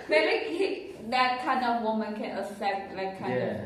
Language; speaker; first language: English; non-native, learner; Chinese